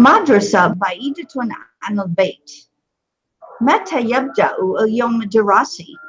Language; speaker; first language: Arabic; non-native, fluent; English